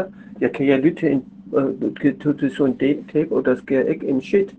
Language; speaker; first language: Danish; non-native, fluent; German